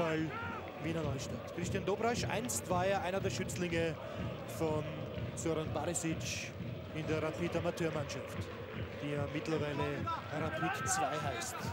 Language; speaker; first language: German; native; German